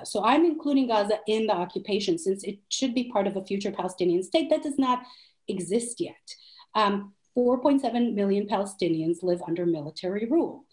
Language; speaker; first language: English; non-native, fluent; Hebrew